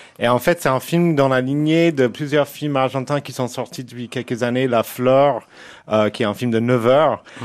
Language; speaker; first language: French; non-native, fluent; English